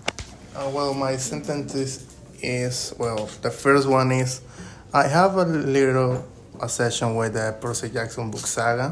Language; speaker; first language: English; non-native, learner; Spanish